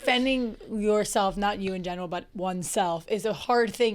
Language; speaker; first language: English; native; English